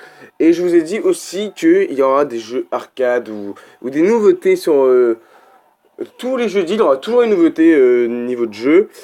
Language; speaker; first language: French; native; French